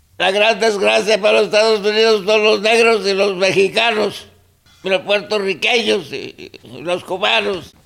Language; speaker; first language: Spanish; non-native, local second language; Zapotec